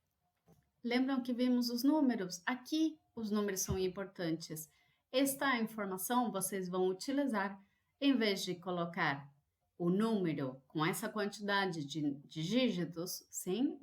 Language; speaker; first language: Portuguese; non-native, fluent; Spanish